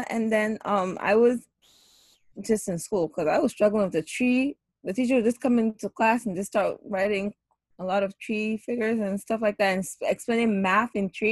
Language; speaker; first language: English; non-native, local second language; Hausa